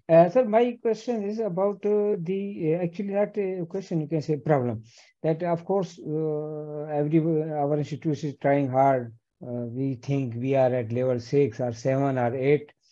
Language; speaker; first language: English; non-native, local second language; Urdu